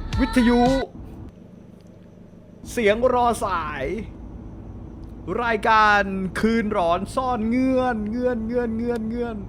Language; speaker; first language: Thai; native; Thai